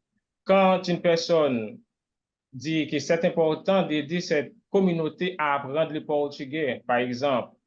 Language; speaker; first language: French; non-native, local second language; Haitian Creole